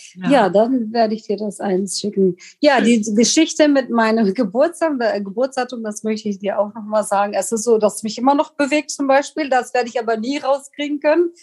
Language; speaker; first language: German; non-native, fluent; Kurdish